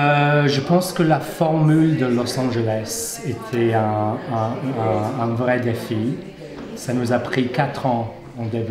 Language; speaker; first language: French; non-native, fluent; English